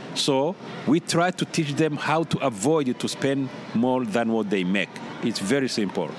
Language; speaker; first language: English; non-native, fluent; Rundi